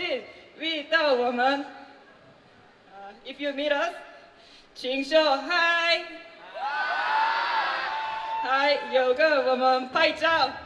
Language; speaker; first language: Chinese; non-native, learner; Korean